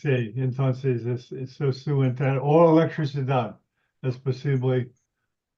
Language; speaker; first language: Spanish; non-native, learner; English